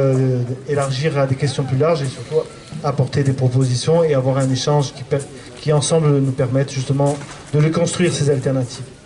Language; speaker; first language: French; native; French